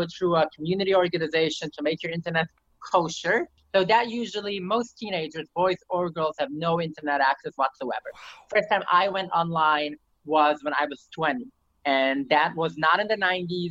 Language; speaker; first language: English; early bilingual, other home language; Yiddish